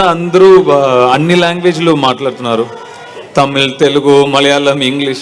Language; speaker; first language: Telugu; non-native, learner; Tamil